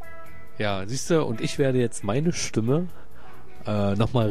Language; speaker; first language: German; native; German